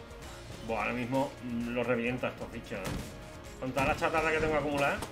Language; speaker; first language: Spanish; native; Spanish